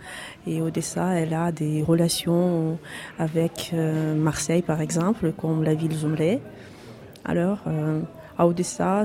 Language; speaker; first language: French; non-native, fluent; Russian